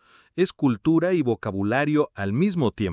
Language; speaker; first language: Spanish; non-native, fluent; English